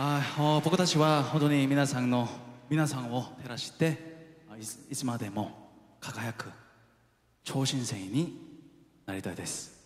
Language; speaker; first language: Japanese; non-native, fluent; Korean